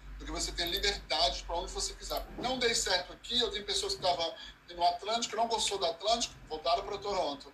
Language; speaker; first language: Portuguese; early bilingual, heritage; Portuguese